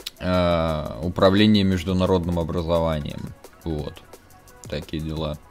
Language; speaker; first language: Russian; native; Russian